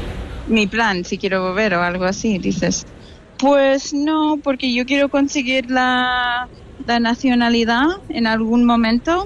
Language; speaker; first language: Spanish; non-native, fluent; English